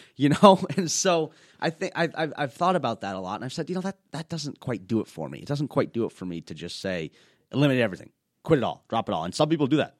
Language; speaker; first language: English; native; English